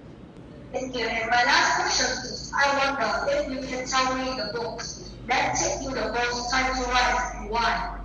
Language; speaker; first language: English; non-native, learner; Vietnamese